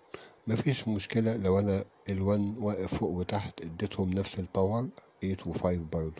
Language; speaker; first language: Arabic; native; Arabic